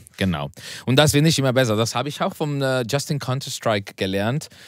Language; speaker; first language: German; non-native, learner; Spanish